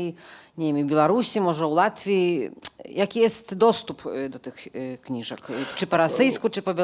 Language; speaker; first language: Polish; non-native, learner; Belarusian